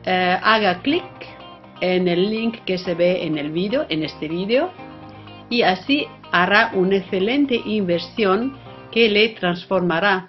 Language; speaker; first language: Spanish; non-native, fluent; Italian